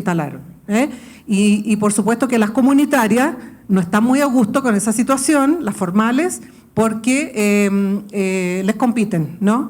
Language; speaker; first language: Spanish; native; Spanish